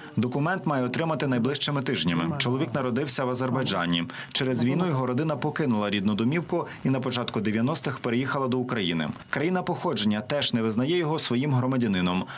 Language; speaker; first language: Ukrainian; native; Ukrainian